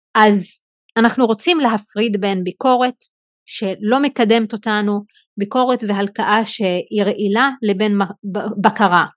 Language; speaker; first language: Hebrew; non-native, local second language; Arabic